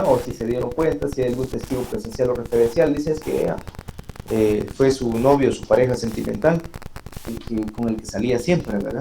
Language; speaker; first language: Spanish; native; Spanish